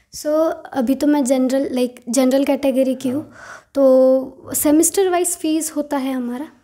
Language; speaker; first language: Hindi; non-native, local second language; Marathi